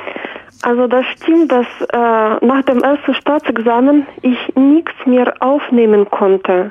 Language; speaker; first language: German; non-native, fluent; Russian